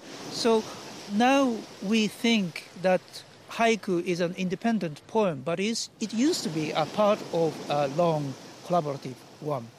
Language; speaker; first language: English; non-native, fluent; Japanese